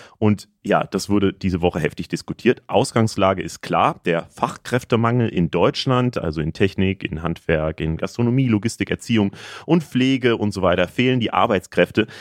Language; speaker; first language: German; native; German